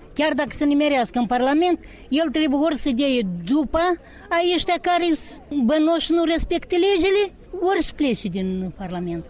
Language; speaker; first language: Romanian; native; Romanian